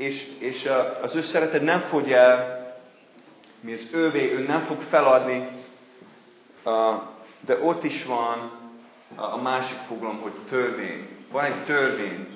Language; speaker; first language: Hungarian; non-native, fluent; English